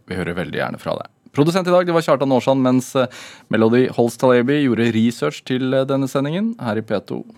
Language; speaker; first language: Norwegian; native; Norwegian